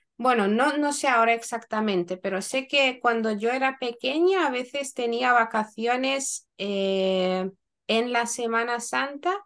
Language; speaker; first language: Spanish; non-native, fluent; Lithuanian